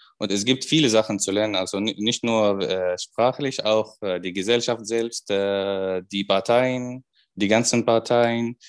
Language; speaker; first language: German; non-native, fluent; Arabic